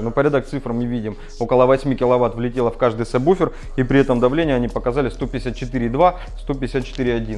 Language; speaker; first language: Russian; native; Russian